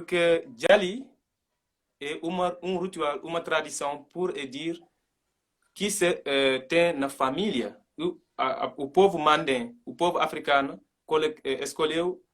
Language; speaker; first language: Portuguese; non-native, learner; Mandingo